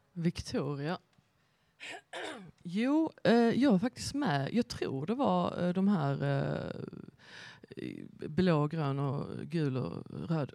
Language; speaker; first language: Swedish; native; Swedish